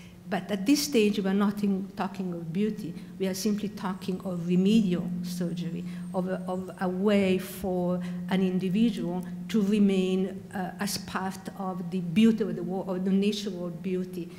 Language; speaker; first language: English; non-native, fluent; Italian